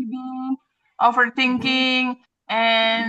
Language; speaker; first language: English; non-native, learner; Indonesian